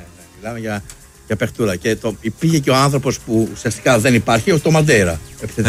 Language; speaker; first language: Greek; native; Greek